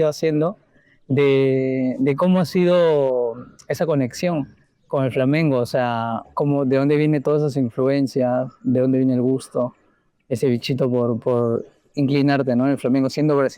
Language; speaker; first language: Spanish; native; Spanish